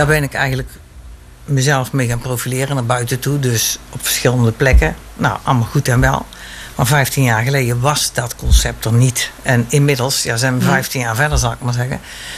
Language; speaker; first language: Dutch; native; Dutch